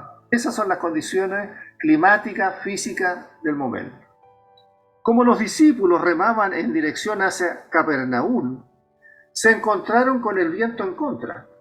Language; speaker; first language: Spanish; native; Spanish